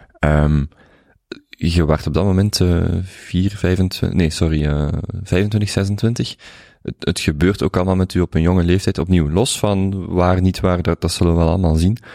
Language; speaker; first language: Dutch; native; Dutch